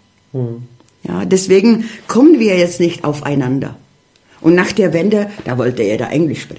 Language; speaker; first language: German; early bilingual, heritage; German